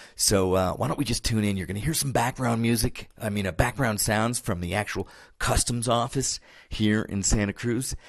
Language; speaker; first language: English; native; English